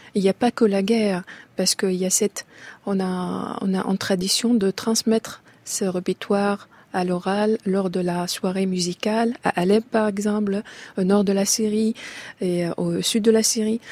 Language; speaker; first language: French; non-native, fluent; Arabic